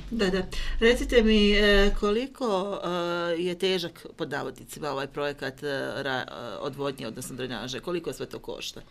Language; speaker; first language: Croatian; native; Croatian